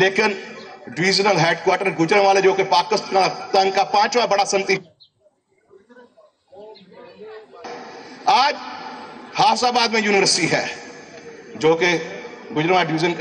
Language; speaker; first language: Urdu; non-native, local second language; Punjabi